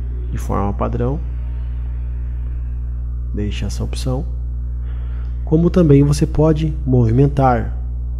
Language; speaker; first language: Portuguese; native; Portuguese